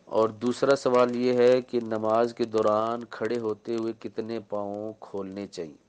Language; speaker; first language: Urdu; native; Urdu